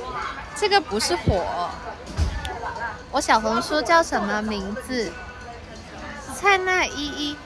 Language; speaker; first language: Chinese; non-native, local second language; Cantonese